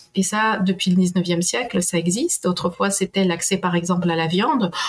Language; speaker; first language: French; non-native, fluent; Spanish